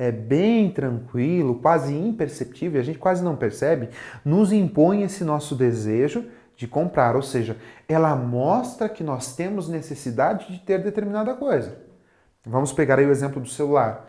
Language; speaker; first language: Portuguese; native; Portuguese